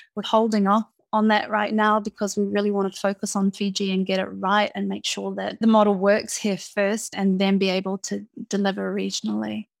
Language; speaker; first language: English; native; English